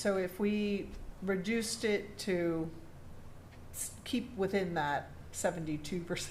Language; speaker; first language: English; native; English